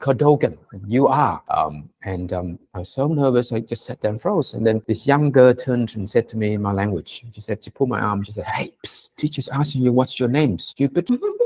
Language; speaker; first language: English; early bilingual, other home language; Vietnamese